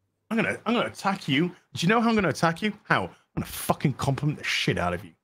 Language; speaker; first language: English; native; English